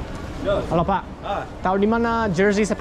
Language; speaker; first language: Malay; non-native, learner; English